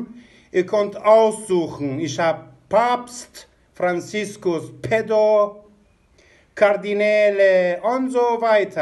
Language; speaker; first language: German; non-native, fluent; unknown